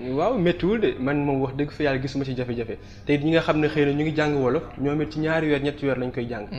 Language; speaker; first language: Wolof; non-native, local second language; Bambara